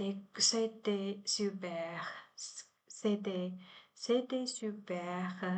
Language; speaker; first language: French; non-native, learner; Chinese